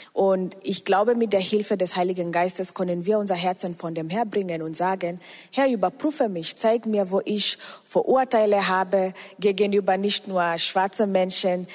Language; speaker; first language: German; non-native, fluent; Swahili